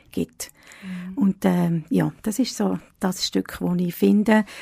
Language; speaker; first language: German; early bilingual, other home language; Italian